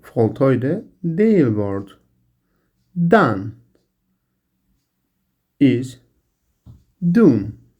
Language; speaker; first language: Dutch; non-native, learner; Turkish